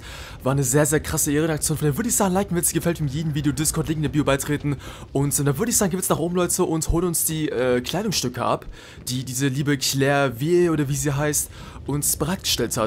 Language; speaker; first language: German; native; German